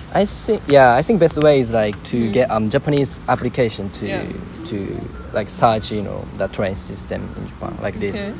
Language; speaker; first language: English; non-native, learner; Japanese